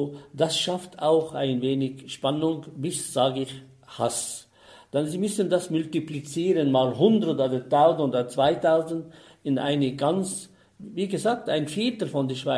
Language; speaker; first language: German; non-native, fluent; Arabic